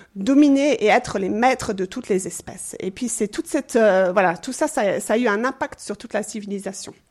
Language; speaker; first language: French; non-native, fluent; English